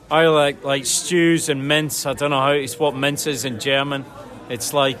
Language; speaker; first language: English; native; English